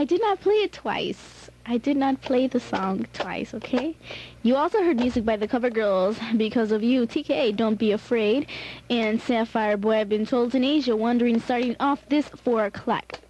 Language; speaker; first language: English; native; English